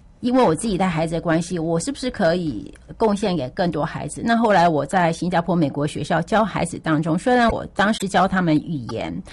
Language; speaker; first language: Chinese; native; Chinese